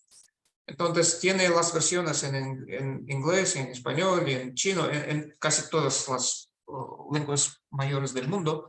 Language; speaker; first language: Spanish; non-native, fluent; Russian